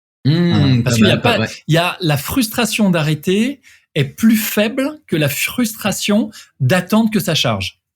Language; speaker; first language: French; native; French